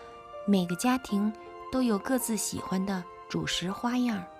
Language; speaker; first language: Chinese; native; Chinese